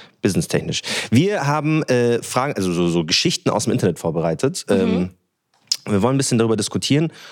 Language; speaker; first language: German; early bilingual, other home language; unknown